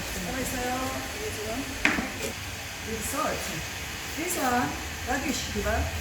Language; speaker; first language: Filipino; non-native, learner; Korean